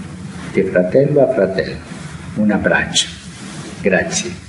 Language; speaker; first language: Italian; non-native, fluent; Spanish